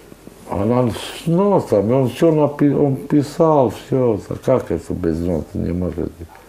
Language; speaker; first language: Russian; non-native, local second language; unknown